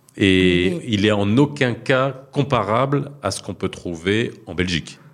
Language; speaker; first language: French; early bilingual, other home language; Arabic